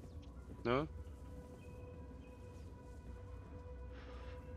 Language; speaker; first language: German; native; German